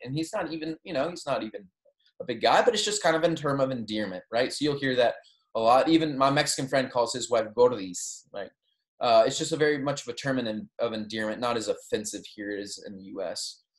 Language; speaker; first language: English; native; English